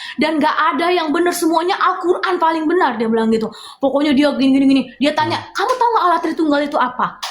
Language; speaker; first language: Indonesian; native; Indonesian